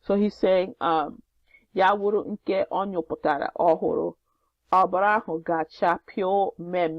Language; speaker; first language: Igbo; non-native, learner; English